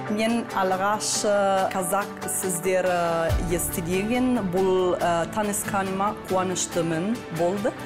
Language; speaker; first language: Kazakh; non-native, learner; Italian